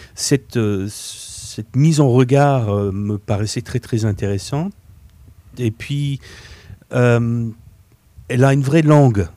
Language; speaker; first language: French; non-native, fluent; English